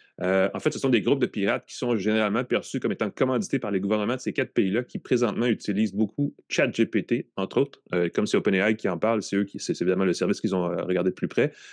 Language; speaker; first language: French; native; French